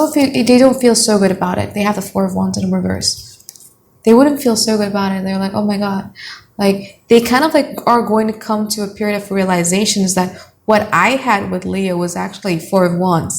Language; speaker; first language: English; non-native, fluent; Indonesian